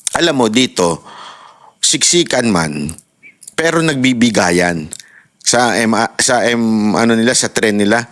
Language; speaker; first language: Filipino; native; Filipino